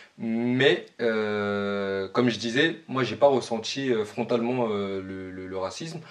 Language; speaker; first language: French; early bilingual, other home language; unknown